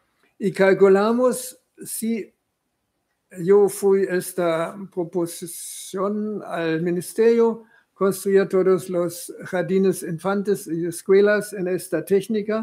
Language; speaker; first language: Spanish; non-native, fluent; German